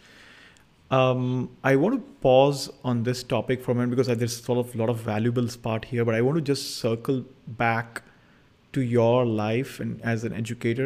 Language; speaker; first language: English; non-native, local second language; Hindi